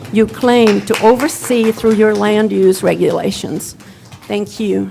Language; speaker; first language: English; non-native, fluent; Spanish